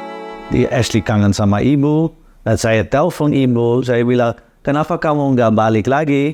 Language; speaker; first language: Indonesian; non-native, learner; Dutch